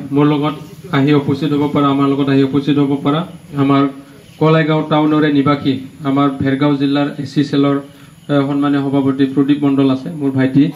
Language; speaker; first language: Assamese; non-native, local second language; Bodo